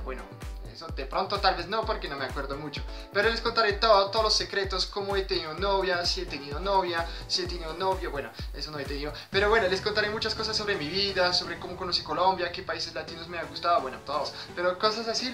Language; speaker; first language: Spanish; non-native, fluent; French